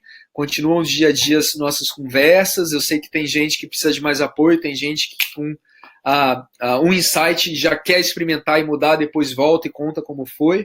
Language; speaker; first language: Portuguese; native; Portuguese